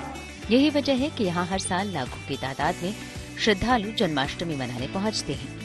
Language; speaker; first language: Hindi; native; Hindi